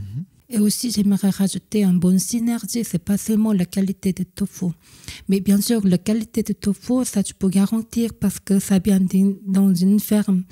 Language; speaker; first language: French; non-native, fluent; Korean